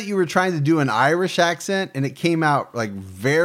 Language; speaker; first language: English; native; English